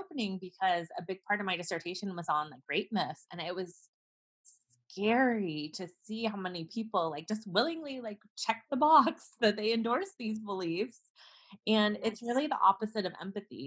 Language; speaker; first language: English; native; English